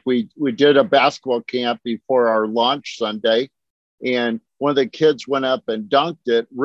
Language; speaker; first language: English; native; English